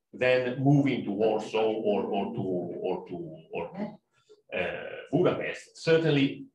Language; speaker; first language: English; non-native, fluent; Italian